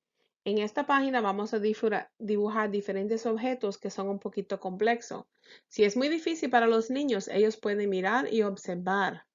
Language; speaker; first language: Spanish; early bilingual, heritage; English